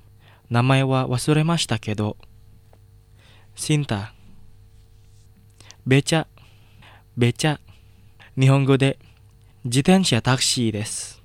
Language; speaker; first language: Japanese; non-native, fluent; Indonesian